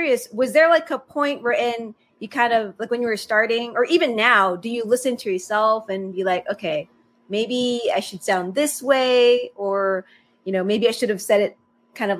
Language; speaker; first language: English; non-native, local second language; Filipino